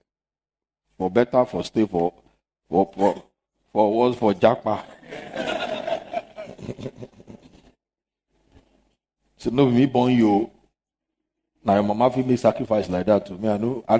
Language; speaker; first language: English; non-native, local second language; Yoruba